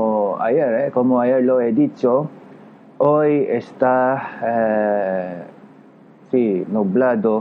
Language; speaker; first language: Spanish; non-native, learner; Japanese